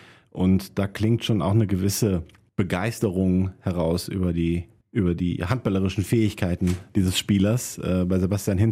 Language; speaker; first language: German; native; German